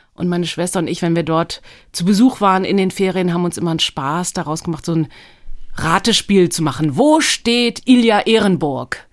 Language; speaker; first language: German; early bilingual, other home language; Hebrew